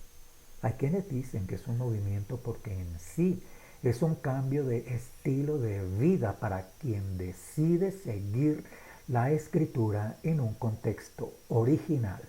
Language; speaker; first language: Spanish; native; Spanish